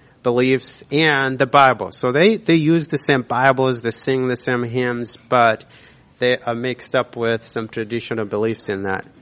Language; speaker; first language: English; non-native, local second language; Nyanja